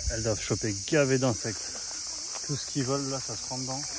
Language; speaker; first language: French; native; French